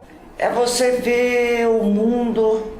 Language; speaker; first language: Portuguese; native; Portuguese